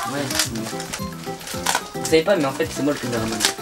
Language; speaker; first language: French; native; French